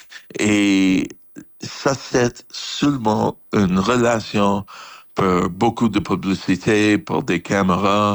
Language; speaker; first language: French; non-native, fluent; English